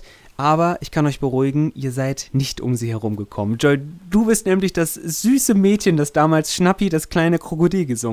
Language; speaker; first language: German; native; German